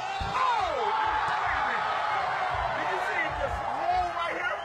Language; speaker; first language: English; native; English